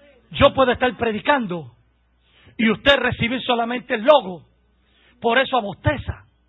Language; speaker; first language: Spanish; native; Spanish